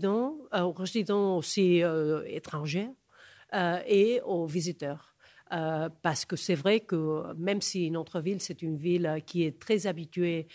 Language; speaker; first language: French; non-native, fluent; Catalan